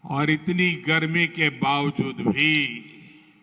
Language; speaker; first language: Hindi; non-native, local second language; Gujarati